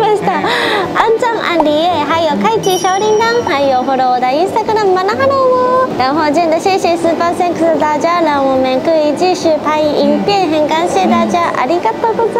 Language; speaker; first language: Chinese; non-native, fluent; Japanese